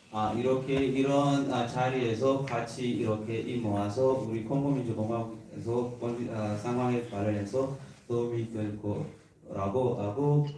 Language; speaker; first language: Korean; non-native, learner; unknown